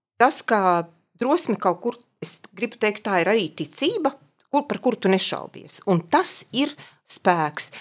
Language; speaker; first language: Latvian; native; Latvian